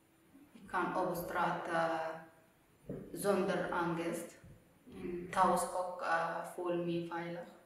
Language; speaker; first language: Dutch; non-native, learner; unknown